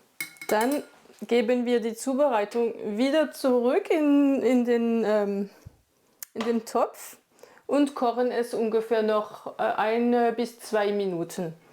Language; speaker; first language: German; non-native, fluent; French